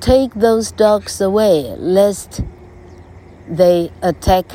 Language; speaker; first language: English; non-native, fluent; Chinese